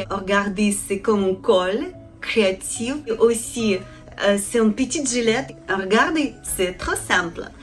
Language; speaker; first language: French; non-native, learner; Ukrainian